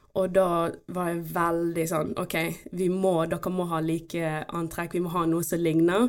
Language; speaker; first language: Norwegian; early bilingual, other home language; Portuguese